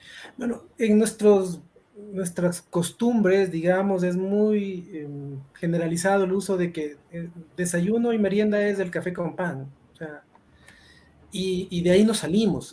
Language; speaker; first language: Spanish; native; Spanish